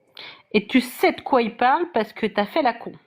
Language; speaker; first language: French; native; French